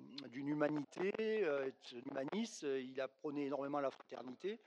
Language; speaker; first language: French; native; French